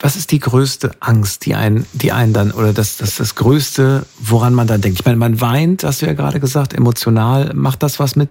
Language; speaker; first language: German; native; German